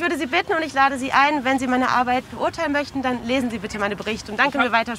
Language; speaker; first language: German; native; German